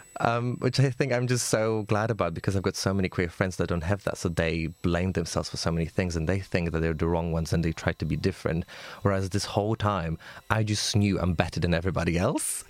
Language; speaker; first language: English; non-native, fluent; Polish